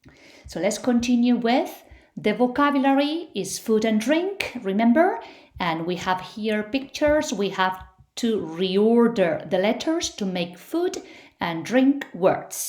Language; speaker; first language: English; non-native, fluent; Spanish